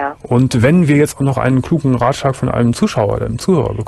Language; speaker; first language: German; native; German